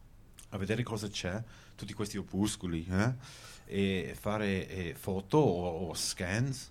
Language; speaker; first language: Italian; early bilingual, heritage; Venetian